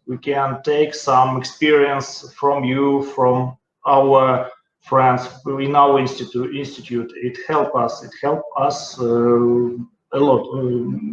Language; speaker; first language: English; non-native, learner; Russian